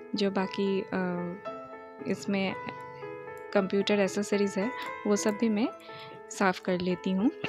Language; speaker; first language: Hindi; non-native, local second language; Bangla